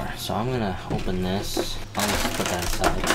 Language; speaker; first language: English; native; English